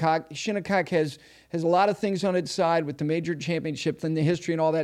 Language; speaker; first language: English; native; English